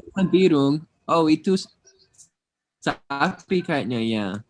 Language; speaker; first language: Indonesian; non-native, fluent; English